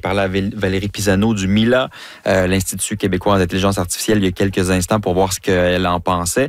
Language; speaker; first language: French; native; French